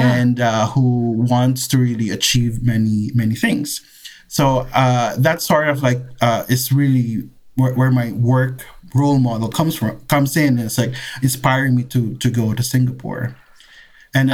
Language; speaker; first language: English; non-native, local second language; Filipino